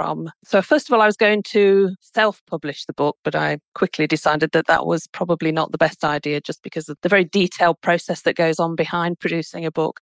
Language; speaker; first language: English; native; English